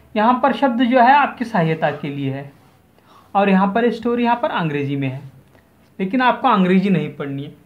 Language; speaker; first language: Hindi; non-native, local second language; Marathi